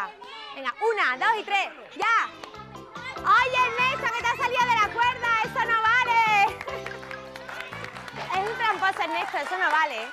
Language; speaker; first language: Spanish; native; Spanish